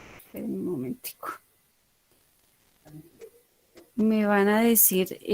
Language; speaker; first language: Spanish; native; Spanish